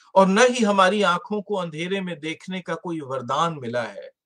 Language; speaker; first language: Hindi; native; Hindi